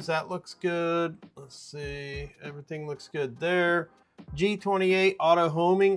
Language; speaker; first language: English; native; English